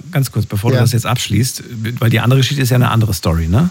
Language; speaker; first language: German; native; German